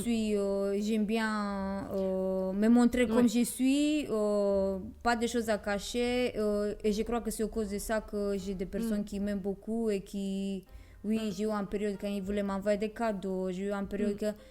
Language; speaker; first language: French; non-native, fluent; Romanian